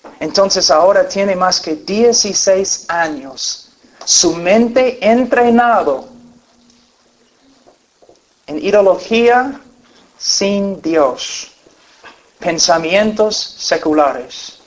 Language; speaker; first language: Spanish; non-native, fluent; English